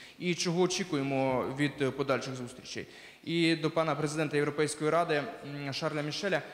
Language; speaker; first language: Ukrainian; native; Ukrainian